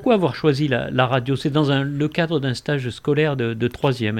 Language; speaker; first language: French; native; French